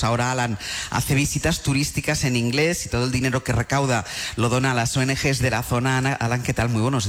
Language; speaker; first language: Spanish; native; Spanish